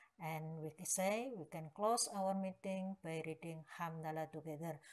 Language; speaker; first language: English; non-native, learner; Indonesian